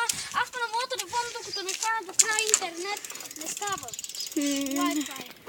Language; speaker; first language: Bulgarian; native; Bulgarian